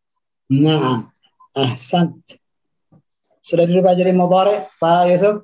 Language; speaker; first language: Indonesian; native; Indonesian